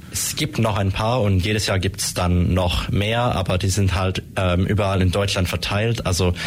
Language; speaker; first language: German; non-native, fluent; French